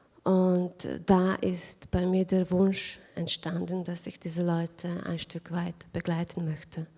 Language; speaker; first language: German; non-native, fluent; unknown